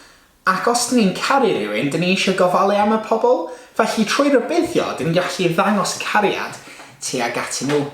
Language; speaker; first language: Welsh; non-native, local second language; English